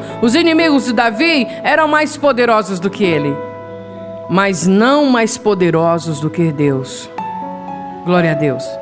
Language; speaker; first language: Portuguese; native; Portuguese